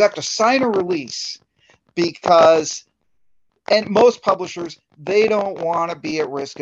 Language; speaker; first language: English; native; English